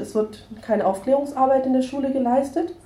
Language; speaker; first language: German; native; German